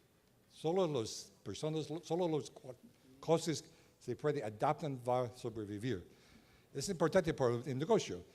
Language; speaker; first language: Spanish; non-native, learner; English